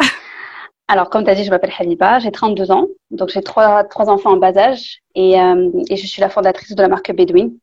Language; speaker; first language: French; native; French